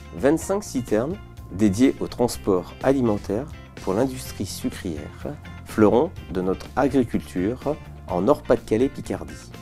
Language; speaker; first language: French; native; French